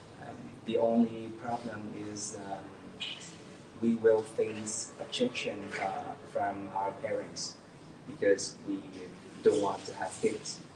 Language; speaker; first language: English; non-native, learner; Vietnamese